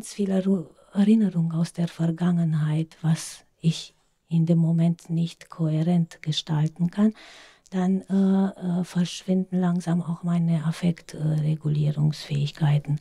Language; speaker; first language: German; non-native, fluent; Romanian